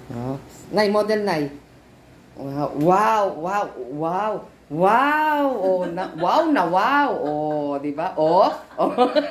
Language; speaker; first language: Filipino; native; Filipino